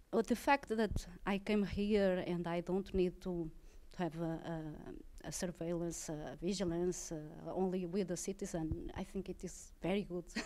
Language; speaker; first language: English; non-native, learner; Portuguese